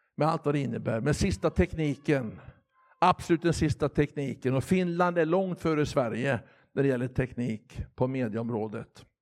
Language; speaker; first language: Swedish; native; Swedish